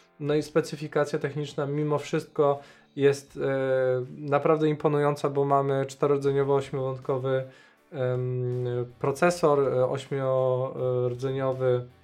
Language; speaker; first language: Polish; native; Polish